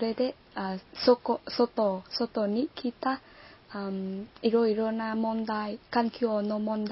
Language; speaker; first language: Japanese; non-native, learner; Vietnamese